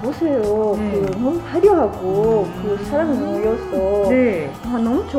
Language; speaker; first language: Korean; non-native, fluent; Japanese